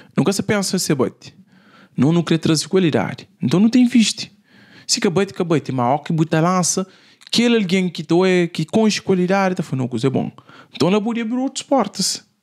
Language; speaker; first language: Portuguese; non-native, local second language; Kabuverdianu